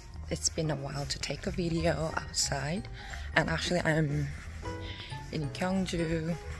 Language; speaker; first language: English; non-native, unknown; Korean